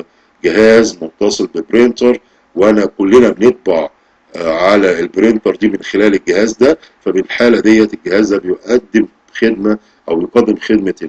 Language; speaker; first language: Arabic; native; Arabic